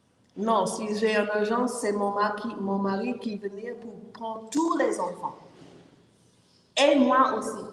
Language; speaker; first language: French; non-native, learner; English